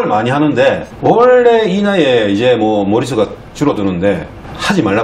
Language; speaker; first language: Korean; early bilingual, heritage; Korean